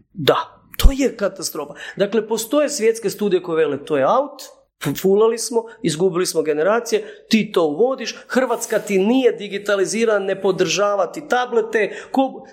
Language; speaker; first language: Croatian; native; Croatian